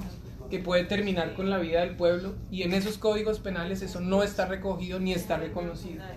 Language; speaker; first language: Spanish; native; Spanish